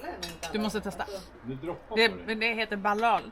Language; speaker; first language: Swedish; native; Swedish